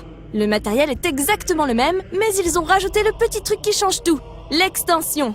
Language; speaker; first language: French; native; French